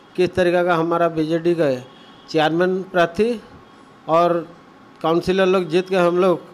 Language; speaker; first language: Hindi; non-native, local second language; Odia